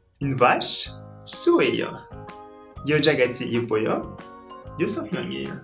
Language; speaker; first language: Korean; non-native, learner; French